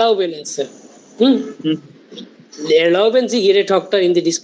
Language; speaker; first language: German; non-native, learner; Bangla